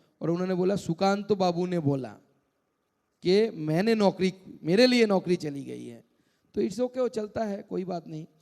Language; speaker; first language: Hindi; non-native, local second language; Bangla